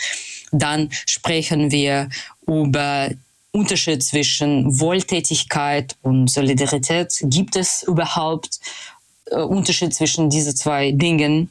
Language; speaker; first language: German; non-native, fluent; Russian